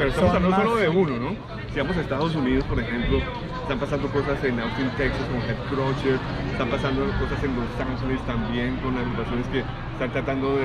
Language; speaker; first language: Spanish; native; Spanish